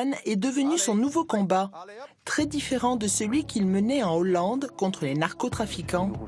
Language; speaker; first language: French; native; French